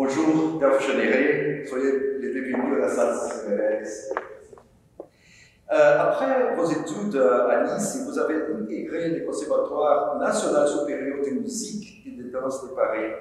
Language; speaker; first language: French; non-native, learner; Portuguese